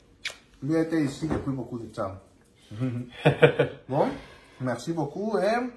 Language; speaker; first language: French; non-native, learner; Spanish